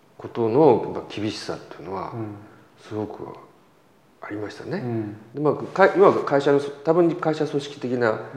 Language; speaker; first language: Japanese; native; Japanese